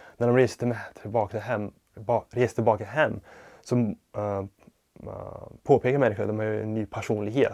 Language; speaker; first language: Swedish; non-native, fluent; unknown